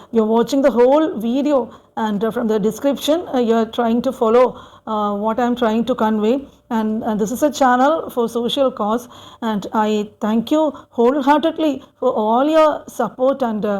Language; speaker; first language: English; non-native, local second language; Malayalam